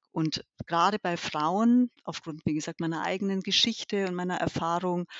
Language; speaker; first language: German; early bilingual, other home language; Albanian